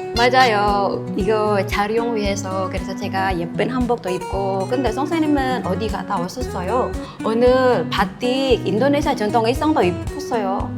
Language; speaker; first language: Korean; non-native, fluent; Indonesian